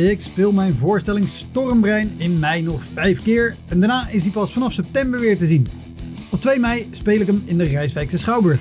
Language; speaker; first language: Dutch; native; Dutch